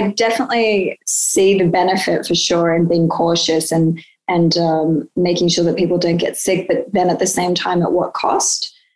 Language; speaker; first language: English; native; English